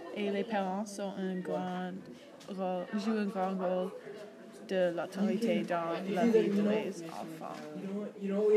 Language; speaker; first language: French; non-native, learner; English